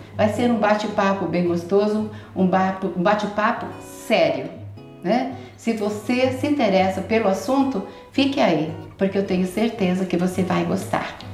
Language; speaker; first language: Portuguese; native; Portuguese